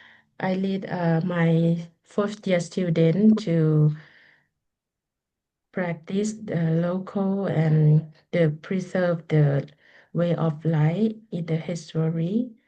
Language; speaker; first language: English; non-native, learner; Lao